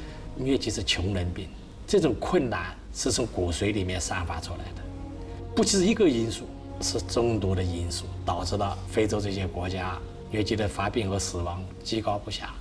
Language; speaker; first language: Chinese; native; Chinese